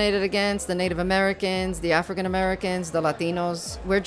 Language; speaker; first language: English; early bilingual, other home language; Spanish